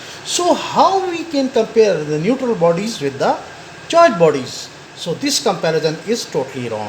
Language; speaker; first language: English; non-native, local second language; Pashto